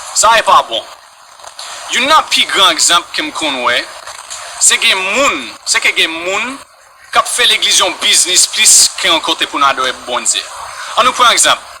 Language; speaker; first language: Haitian Creole; non-native, fluent; English